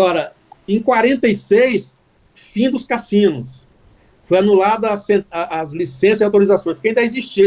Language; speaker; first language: Portuguese; native; Portuguese